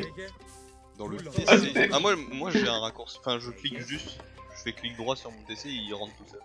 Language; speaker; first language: French; native; French